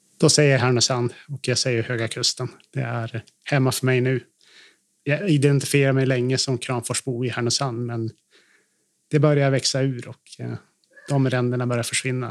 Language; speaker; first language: Swedish; native; Swedish